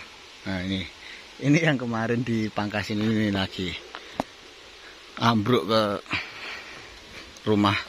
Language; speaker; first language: Indonesian; non-native, local second language; Javanese